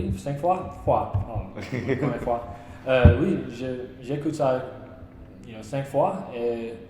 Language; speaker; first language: French; non-native, learner; English